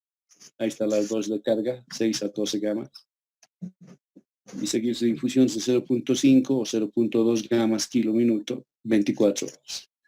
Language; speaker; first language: Spanish; native; Spanish